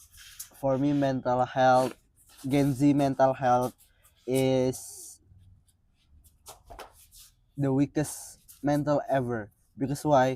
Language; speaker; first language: English; non-native, fluent; Indonesian